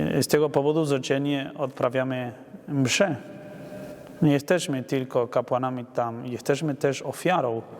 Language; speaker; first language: Polish; non-native, learner; Spanish